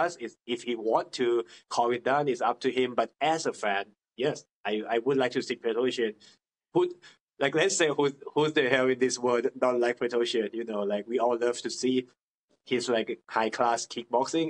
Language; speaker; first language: English; non-native, fluent; Thai